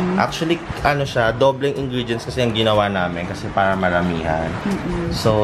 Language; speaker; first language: Filipino; native; Filipino